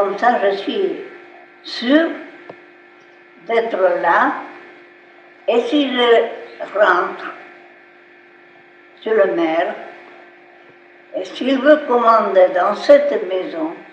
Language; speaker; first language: French; non-native, local second language; Basque